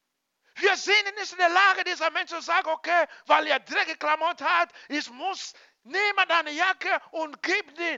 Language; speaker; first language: German; non-native, learner; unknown